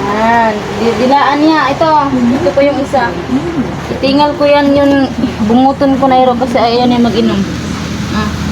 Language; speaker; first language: Filipino; non-native, local second language; Cebuano